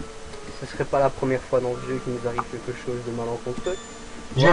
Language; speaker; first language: French; native; French